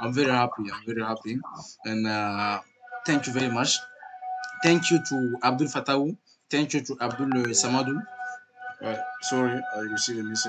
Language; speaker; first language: English; non-native, learner; French